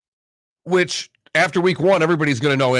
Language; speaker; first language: English; native; English